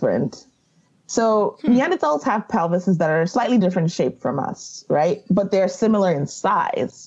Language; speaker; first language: English; non-native, local second language; Yoruba